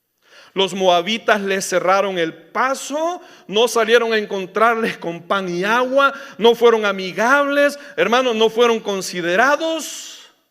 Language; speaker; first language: Spanish; native; Spanish